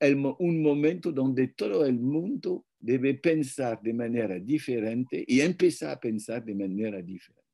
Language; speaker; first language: Spanish; non-native, fluent; French